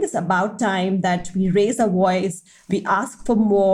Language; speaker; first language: English; non-native, local second language; Hindi